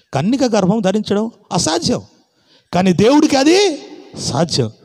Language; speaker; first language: Telugu; non-native, local second language; Odia